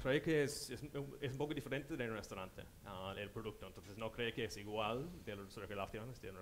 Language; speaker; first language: Spanish; non-native, fluent; English